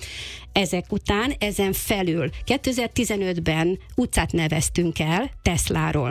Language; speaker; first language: Hungarian; native; Hungarian